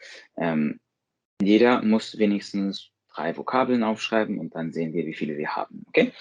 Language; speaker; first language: German; non-native, fluent; Spanish